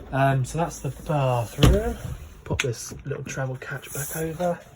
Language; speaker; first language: English; native; English